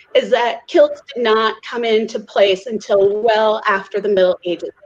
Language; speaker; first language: English; native; English